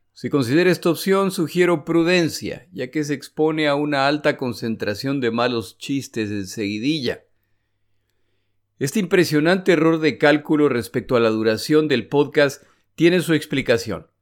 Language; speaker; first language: Spanish; native; Spanish